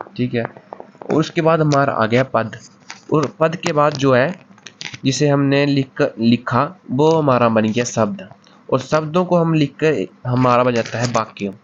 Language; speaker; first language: Hindi; native; Hindi